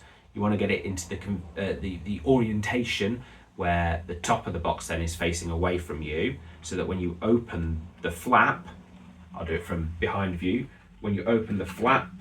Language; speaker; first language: English; native; English